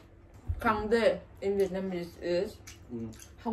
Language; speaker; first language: Vietnamese; native; Vietnamese